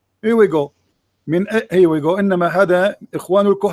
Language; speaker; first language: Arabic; native; Arabic